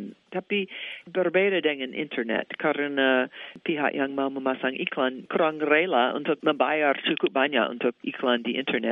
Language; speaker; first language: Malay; non-native, fluent; English